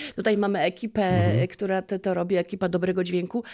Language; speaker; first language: Polish; native; Polish